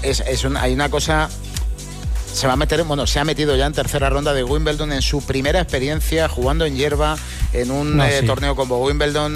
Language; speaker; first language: Spanish; native; Spanish